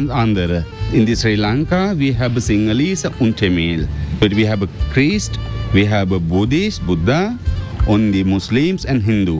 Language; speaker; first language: German; non-native, learner; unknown